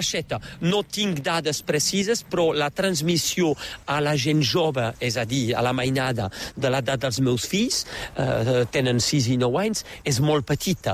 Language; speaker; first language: Catalan; native; Catalan